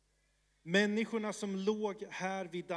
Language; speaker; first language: Swedish; early bilingual, other home language; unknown